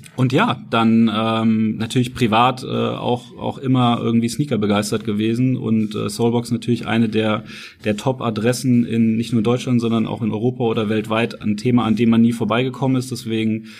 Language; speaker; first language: German; native; German